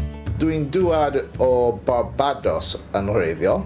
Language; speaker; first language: Welsh; non-native, learner; English